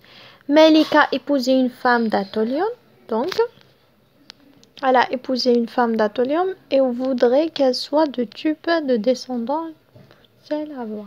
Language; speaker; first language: French; non-native, local second language; Arabic